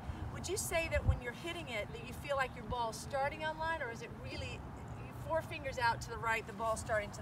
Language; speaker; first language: English; native; English